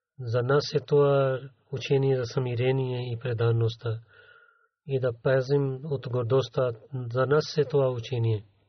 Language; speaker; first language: Bulgarian; non-native, learner; Urdu